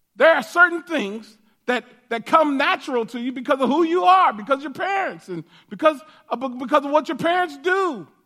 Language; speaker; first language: English; native; English